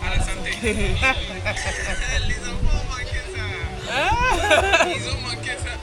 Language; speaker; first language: French; non-native, local second language; Swahili